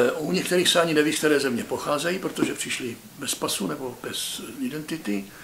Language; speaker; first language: Czech; native; Czech